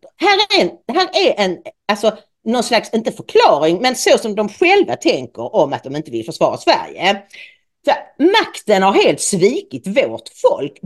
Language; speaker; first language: Swedish; native; Swedish